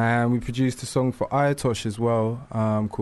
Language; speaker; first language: English; native; English